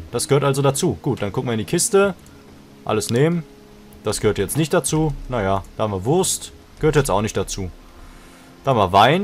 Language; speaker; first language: German; native; German